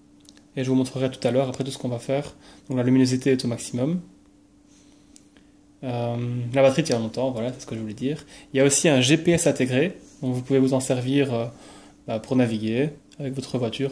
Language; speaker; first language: French; native; French